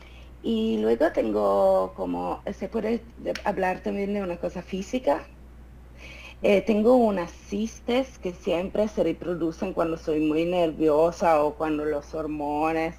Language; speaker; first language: Spanish; non-native, fluent; Italian